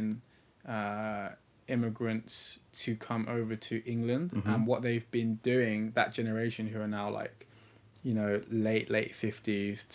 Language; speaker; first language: English; native; English